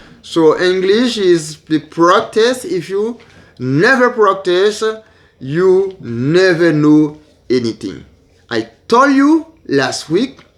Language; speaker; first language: English; non-native, learner; Haitian Creole